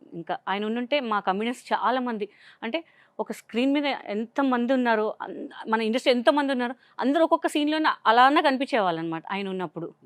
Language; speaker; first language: Telugu; non-native, local second language; Hindi